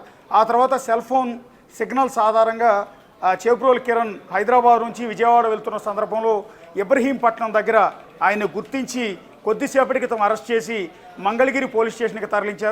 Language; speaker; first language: Telugu; native; Telugu